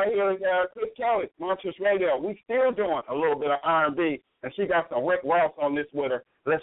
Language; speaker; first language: English; native; English